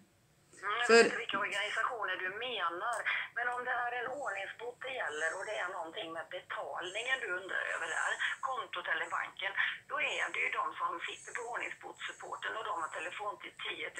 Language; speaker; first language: Swedish; native; Swedish